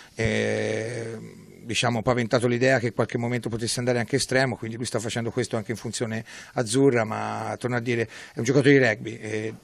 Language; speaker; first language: Italian; native; Italian